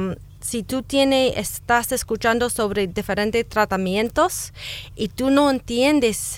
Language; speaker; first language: Spanish; non-native, fluent; English